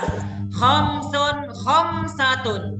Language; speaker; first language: Arabic; non-native, fluent; Indonesian